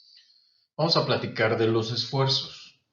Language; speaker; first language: Spanish; native; Spanish